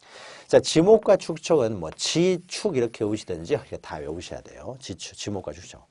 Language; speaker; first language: Korean; native; Korean